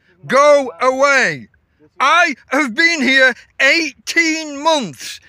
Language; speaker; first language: English; native; English